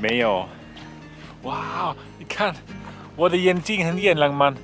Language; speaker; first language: Chinese; non-native, learner; German